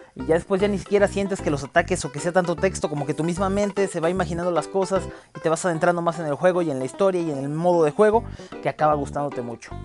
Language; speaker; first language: Spanish; native; Spanish